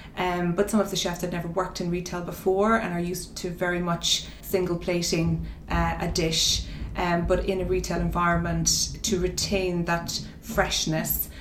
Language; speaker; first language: English; native; English